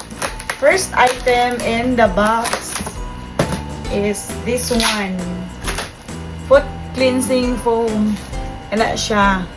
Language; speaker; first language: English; non-native, local second language; Cebuano